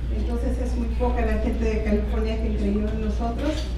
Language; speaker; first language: Spanish; early bilingual, heritage; Spanish